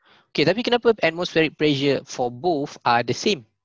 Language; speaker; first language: English; non-native, local second language; Malay